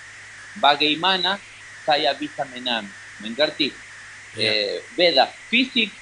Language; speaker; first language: Indonesian; non-native, learner; Spanish